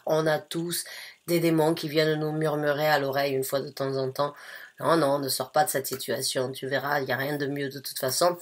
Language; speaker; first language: French; native; French